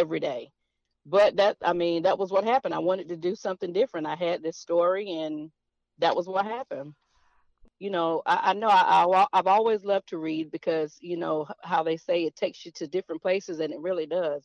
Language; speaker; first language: English; native; English